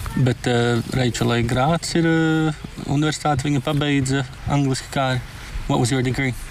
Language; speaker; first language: Latvian; native; Latvian